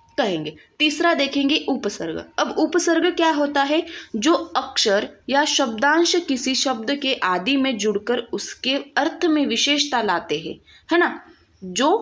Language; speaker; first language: Hindi; non-native, local second language; Marathi